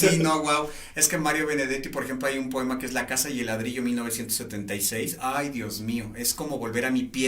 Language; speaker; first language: Spanish; native; Spanish